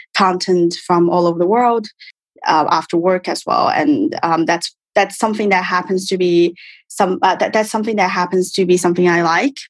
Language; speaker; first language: English; non-native, fluent; Chinese